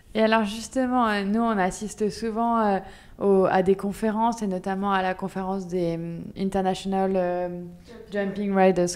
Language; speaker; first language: French; native; French